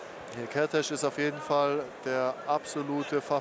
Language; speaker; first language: German; native; German